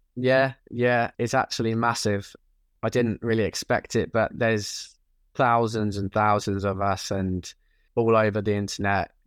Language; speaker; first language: English; native; English